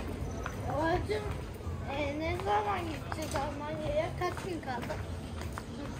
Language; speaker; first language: Turkish; early bilingual, heritage; Turkish